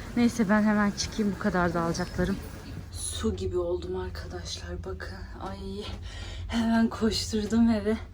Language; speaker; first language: Turkish; native; Turkish